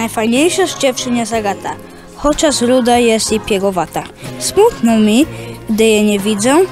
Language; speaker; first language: Polish; early bilingual, heritage; Polish